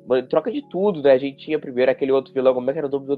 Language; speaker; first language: Portuguese; native; Portuguese